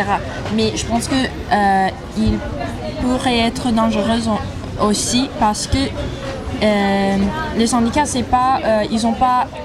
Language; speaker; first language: French; non-native, learner; English